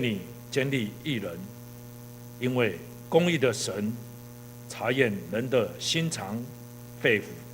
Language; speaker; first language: Chinese; native; Chinese